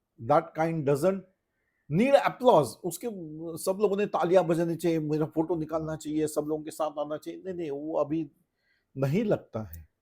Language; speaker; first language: Hindi; non-native, local second language; Marathi